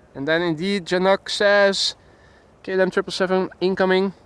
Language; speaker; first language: English; non-native, fluent; Dutch